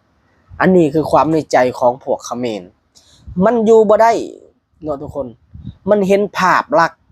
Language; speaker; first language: Thai; non-native, local second language; Lao